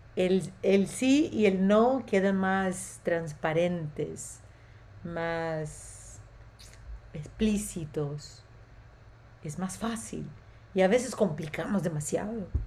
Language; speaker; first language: Spanish; non-native, fluent; Portuguese